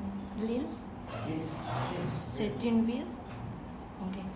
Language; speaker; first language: French; non-native, learner; Khmer